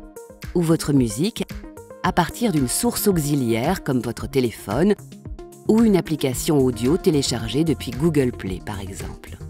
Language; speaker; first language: French; native; French